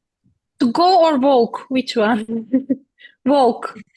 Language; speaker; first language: English; non-native, learner; Turkish